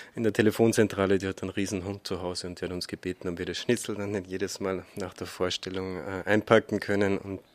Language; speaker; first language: German; native; German